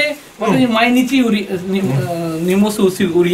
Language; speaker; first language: Japanese; non-native, learner; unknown